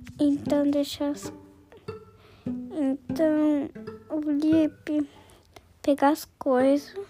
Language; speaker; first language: Portuguese; early bilingual, heritage; Portuguese